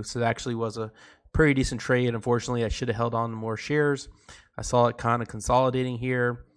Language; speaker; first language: English; native; English